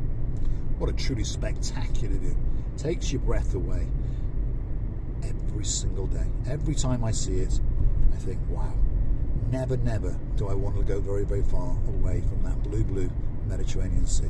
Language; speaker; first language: English; native; English